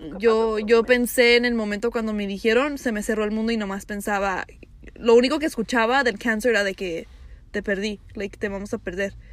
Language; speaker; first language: Spanish; early bilingual, heritage; Spanish